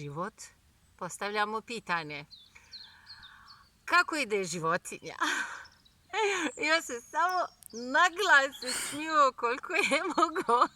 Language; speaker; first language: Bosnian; non-native, fluent; Turkish